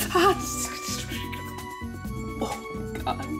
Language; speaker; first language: Korean; non-native, learner; English